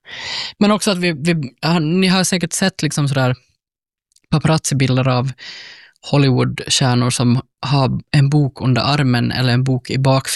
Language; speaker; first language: Swedish; native; Swedish